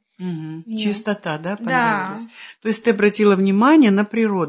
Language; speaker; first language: Russian; native; Russian